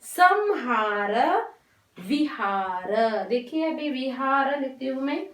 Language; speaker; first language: Hindi; non-native, local second language; Kannada